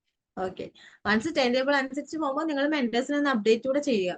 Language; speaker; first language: Malayalam; native; Malayalam